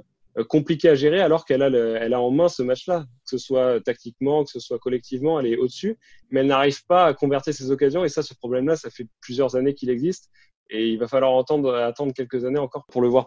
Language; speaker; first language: French; native; French